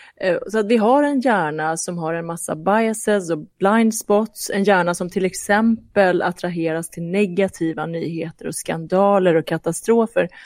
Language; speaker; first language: Swedish; early bilingual, other home language; Persian